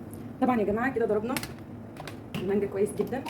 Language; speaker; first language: Arabic; native; Arabic